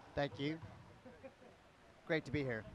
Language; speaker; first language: English; native; English